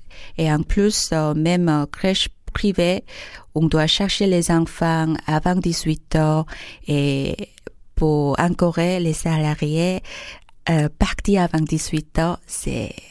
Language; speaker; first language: French; non-native, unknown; Korean